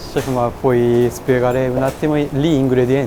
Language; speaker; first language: Italian; non-native, learner; Japanese